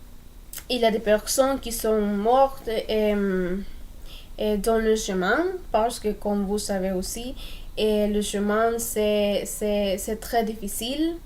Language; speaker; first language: French; non-native, learner; Spanish